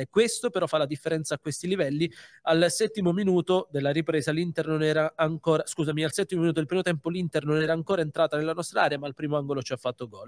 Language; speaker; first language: Italian; native; Italian